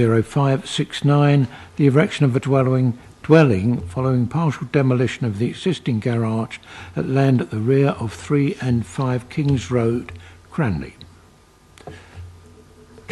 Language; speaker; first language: English; native; English